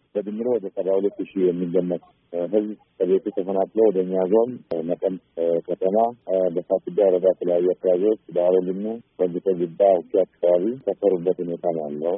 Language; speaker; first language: Amharic; non-native, local second language; Oromo